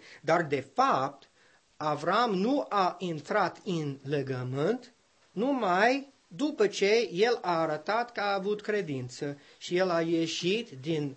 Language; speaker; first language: Romanian; non-native, learner; English